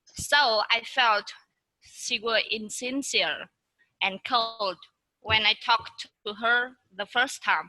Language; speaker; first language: English; non-native, learner; Vietnamese